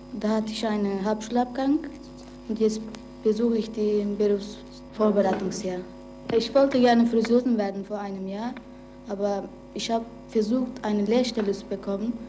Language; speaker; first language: German; non-native, learner; Turkish